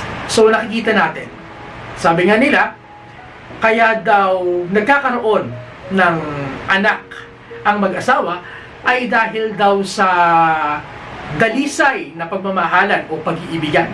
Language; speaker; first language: Filipino; native; Filipino